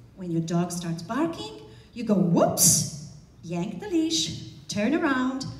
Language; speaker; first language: English; non-native, fluent; Romanian